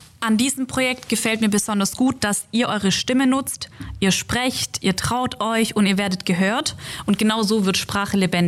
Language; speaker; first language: German; early bilingual, other home language; Turkish